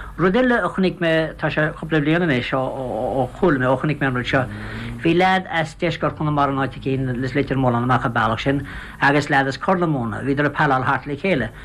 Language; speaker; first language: Irish; native; Irish